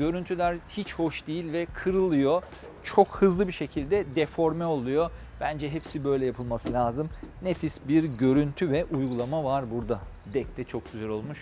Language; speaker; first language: Turkish; native; Turkish